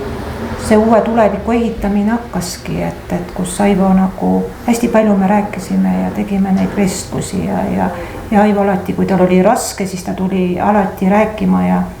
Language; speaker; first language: Estonian; native; Estonian